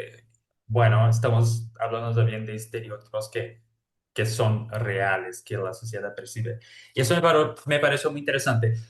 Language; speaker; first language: Spanish; non-native, fluent; Portuguese